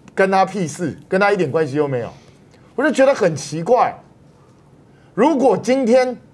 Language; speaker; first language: Chinese; native; Chinese